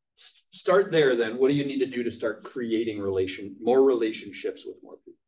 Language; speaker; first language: English; native; English